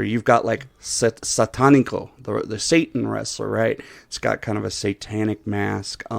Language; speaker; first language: English; native; English